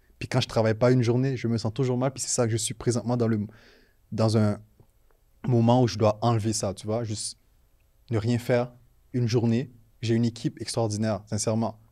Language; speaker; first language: French; native; French